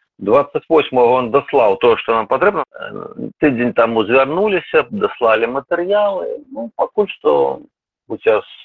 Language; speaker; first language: Belarusian; non-native, local second language; Russian